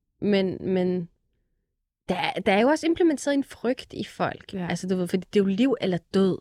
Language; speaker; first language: Danish; early bilingual, other home language; Arabic